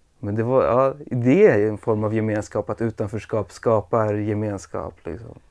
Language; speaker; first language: Swedish; early bilingual, other home language; Persian